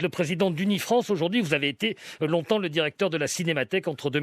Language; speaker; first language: French; native; French